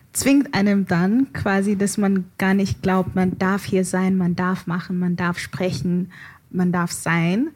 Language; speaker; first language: German; early bilingual, other home language; Igbo